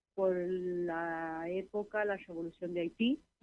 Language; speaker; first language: Spanish; native; Spanish